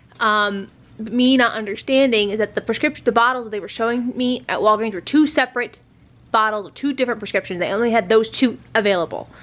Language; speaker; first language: English; native; English